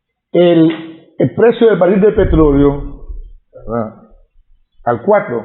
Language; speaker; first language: Spanish; native; Spanish